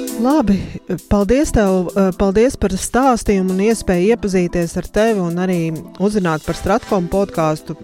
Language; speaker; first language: Latvian; native; Latvian